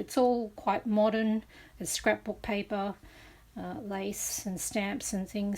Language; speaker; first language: English; native; English